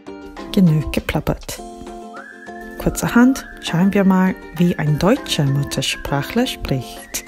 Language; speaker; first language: German; non-native, fluent; Korean